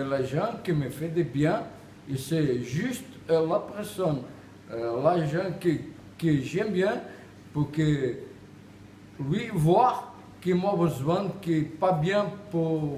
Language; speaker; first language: French; non-native, learner; Portuguese